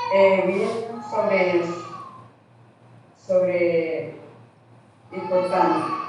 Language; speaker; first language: Spanish; non-native, local second language; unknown